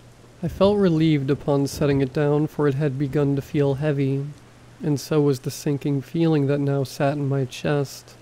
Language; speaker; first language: English; native; English